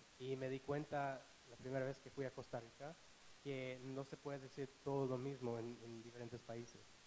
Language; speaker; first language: Spanish; non-native, fluent; English